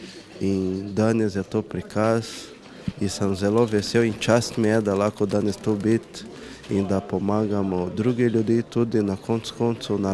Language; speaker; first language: Slovenian; non-native, fluent; Portuguese